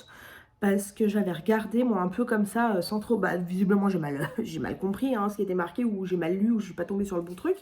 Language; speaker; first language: French; native; French